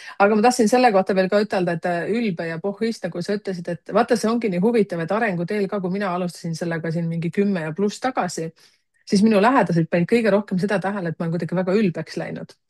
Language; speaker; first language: Estonian; native; Estonian